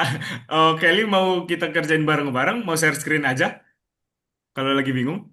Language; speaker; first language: Indonesian; native; Indonesian